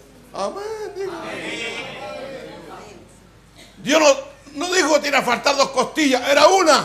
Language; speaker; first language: Spanish; native; Spanish